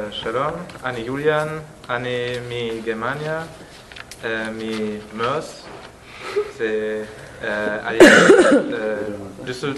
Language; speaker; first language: Hebrew; non-native, learner; German